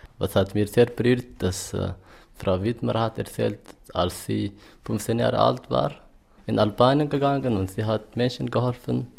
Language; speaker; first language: German; non-native, learner; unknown